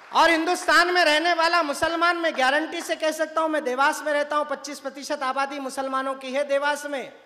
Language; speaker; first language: Hindi; native; Hindi